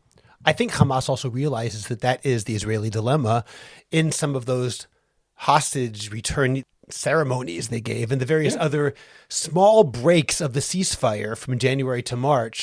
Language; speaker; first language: English; native; English